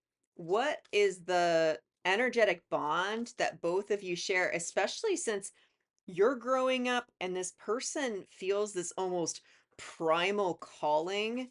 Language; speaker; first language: English; native; English